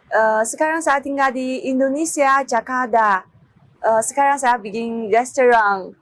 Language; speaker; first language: Indonesian; non-native, learner; Chinese